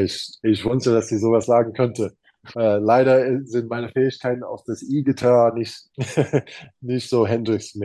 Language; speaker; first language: German; non-native, fluent; English